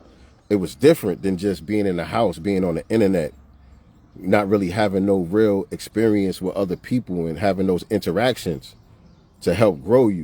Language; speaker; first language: English; native; English